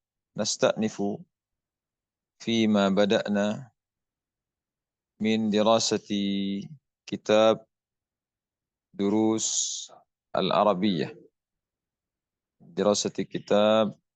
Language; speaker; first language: Arabic; non-native, fluent; Indonesian